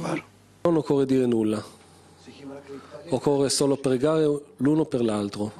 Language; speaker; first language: Italian; non-native, fluent; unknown